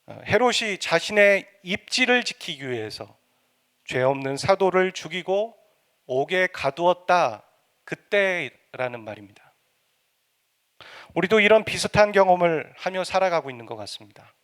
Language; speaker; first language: Korean; native; Korean